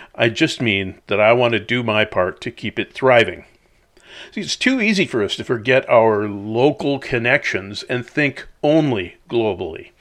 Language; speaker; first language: English; native; English